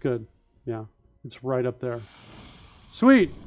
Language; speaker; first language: English; native; English